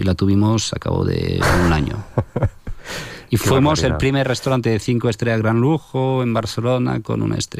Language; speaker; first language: Spanish; non-native, fluent; French